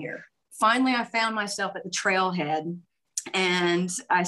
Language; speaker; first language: English; native; English